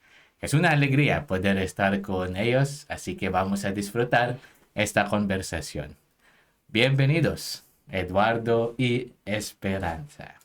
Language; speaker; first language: Spanish; non-native, fluent; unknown